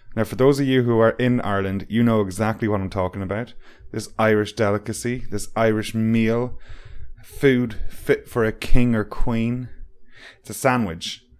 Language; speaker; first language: English; native; English